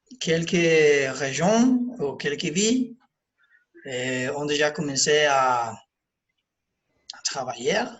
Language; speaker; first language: French; non-native, learner; Spanish